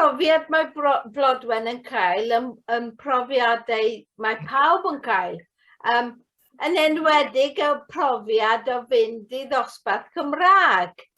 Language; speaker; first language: Welsh; non-native, fluent; English